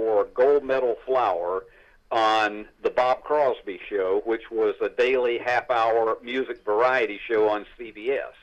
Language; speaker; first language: English; native; English